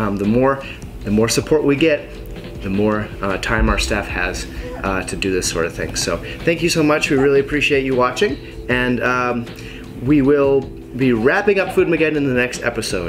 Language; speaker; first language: English; native; English